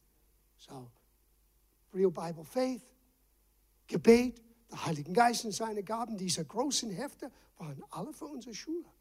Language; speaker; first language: German; non-native, fluent; English